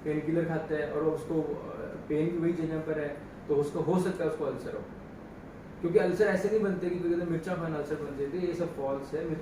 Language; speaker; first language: Hindi; non-native, local second language; Punjabi